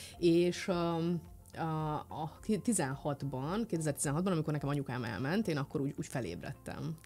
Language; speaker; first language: Hungarian; native; Hungarian